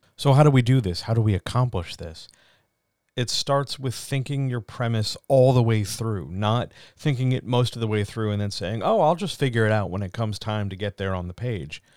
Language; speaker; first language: English; native; English